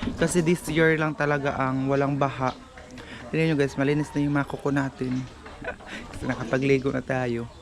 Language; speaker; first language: Filipino; non-native, local second language; Cebuano